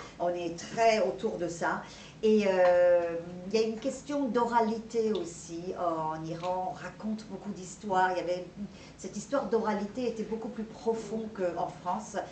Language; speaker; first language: French; non-native, fluent; Persian